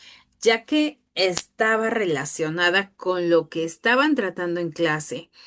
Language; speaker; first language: Spanish; native; Spanish